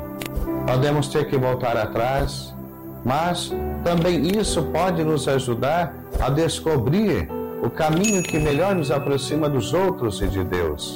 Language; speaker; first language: Portuguese; native; Portuguese